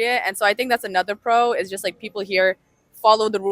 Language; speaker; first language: English; native; English